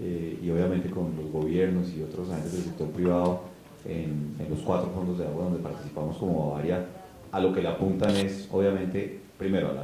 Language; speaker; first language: Spanish; native; Spanish